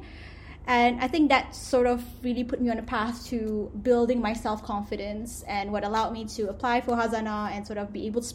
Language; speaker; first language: English; non-native, local second language; Malay